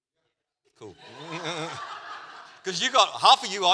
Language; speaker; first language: English; native; English